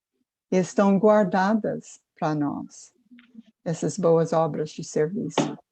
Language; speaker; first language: Portuguese; non-native, fluent; English